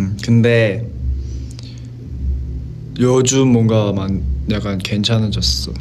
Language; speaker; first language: Korean; non-native, fluent; Chinese